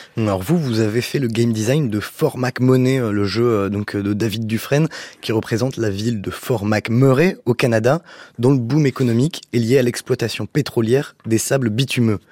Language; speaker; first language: French; native; French